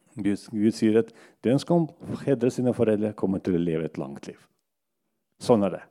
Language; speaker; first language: Norwegian; non-native, local second language; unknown